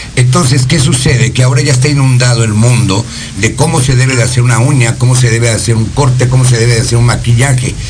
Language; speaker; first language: Spanish; native; Spanish